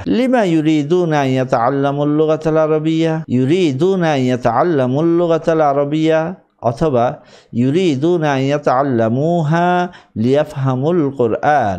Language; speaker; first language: Arabic; non-native, fluent; Bangla